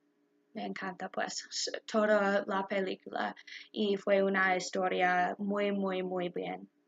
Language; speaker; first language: Spanish; non-native, learner; English